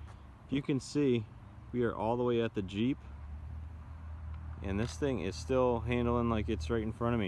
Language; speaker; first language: English; native; English